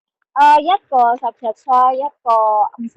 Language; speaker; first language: Chinese; non-native, learner; Indonesian